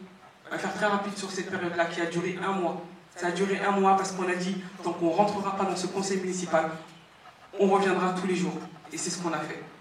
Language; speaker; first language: French; native; French